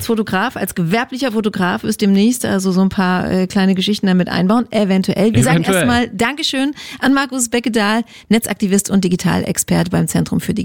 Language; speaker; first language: German; native; German